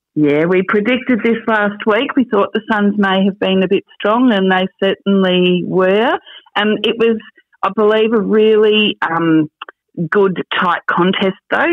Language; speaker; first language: English; native; English